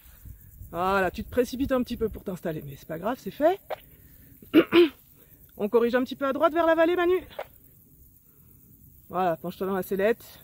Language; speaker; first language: French; native; French